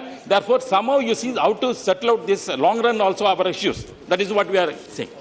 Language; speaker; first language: English; non-native, local second language; Tamil